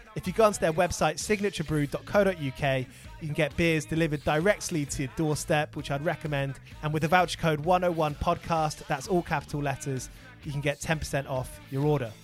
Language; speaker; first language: English; native; English